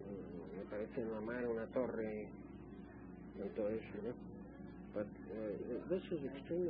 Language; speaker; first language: Spanish; non-native, fluent; English